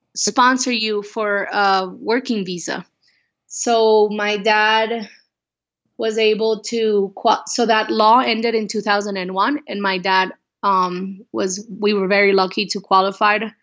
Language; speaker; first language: English; early bilingual, other home language; Spanish